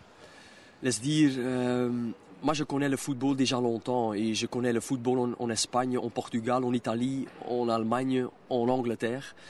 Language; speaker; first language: French; non-native, local second language; Dutch